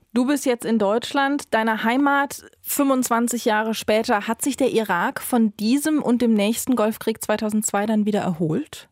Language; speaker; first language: German; native; German